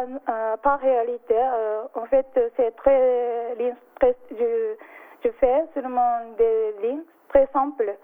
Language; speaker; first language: French; non-native, learner; Japanese